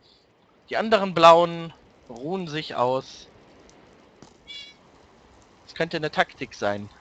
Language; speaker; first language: German; native; German